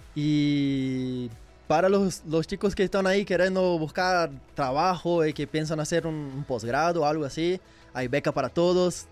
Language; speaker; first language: Spanish; non-native, learner; Portuguese